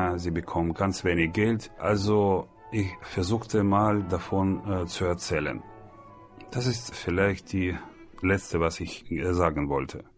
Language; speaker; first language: German; non-native, learner; Russian